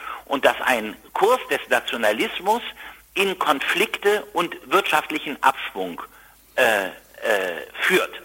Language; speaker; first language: German; native; German